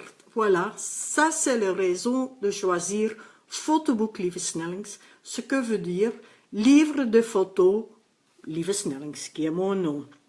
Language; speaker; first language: French; non-native, local second language; Dutch